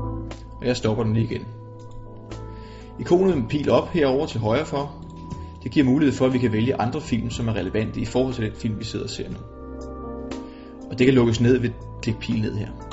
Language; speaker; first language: Danish; native; Danish